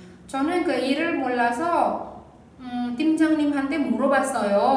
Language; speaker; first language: Korean; non-native, fluent; Indonesian